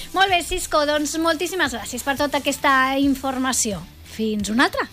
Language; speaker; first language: Catalan; native; Catalan